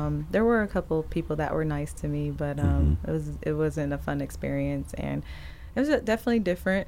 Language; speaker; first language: English; native; English